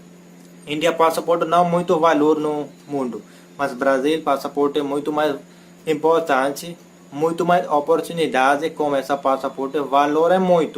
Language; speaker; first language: Portuguese; non-native, learner; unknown